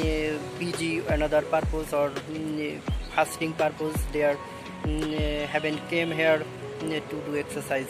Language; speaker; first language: English; non-native, learner; Bangla